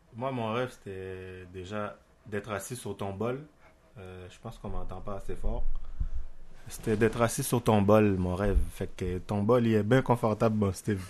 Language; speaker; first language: French; non-native, local second language; Haitian Creole